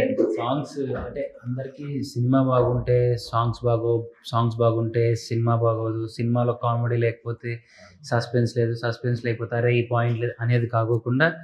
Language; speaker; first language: Telugu; native; Telugu